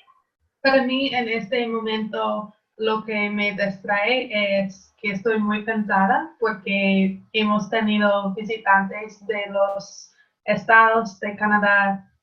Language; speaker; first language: Spanish; non-native, learner; English